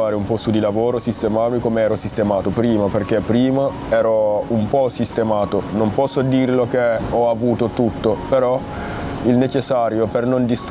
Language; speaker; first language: Italian; non-native, fluent; Fula